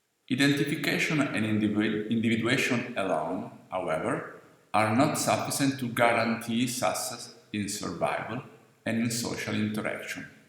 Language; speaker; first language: English; non-native, fluent; Italian